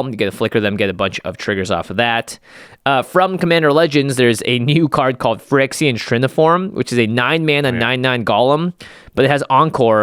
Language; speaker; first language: English; native; English